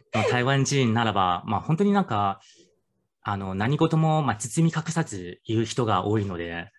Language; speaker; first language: Japanese; non-native, fluent; Chinese